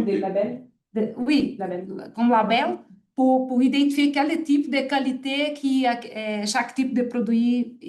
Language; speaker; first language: French; non-native, fluent; Portuguese